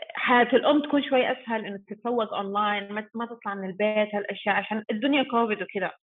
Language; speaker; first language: Arabic; non-native, fluent; English